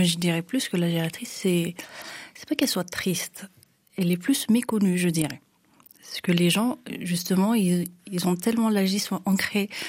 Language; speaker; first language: French; non-native, local second language; Malagasy